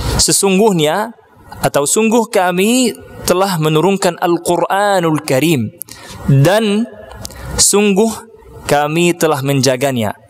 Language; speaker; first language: Malay; non-native, fluent; Arabic